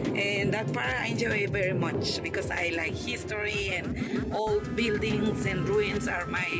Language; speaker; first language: English; non-native, fluent; Spanish